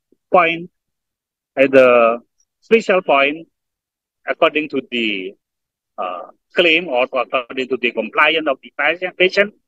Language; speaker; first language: English; non-native, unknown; Indonesian